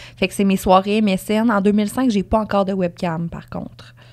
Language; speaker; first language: French; native; French